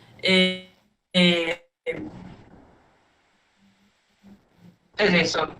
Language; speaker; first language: Spanish; non-native, fluent; Portuguese